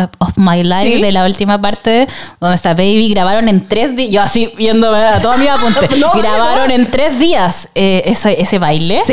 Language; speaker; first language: Spanish; native; Spanish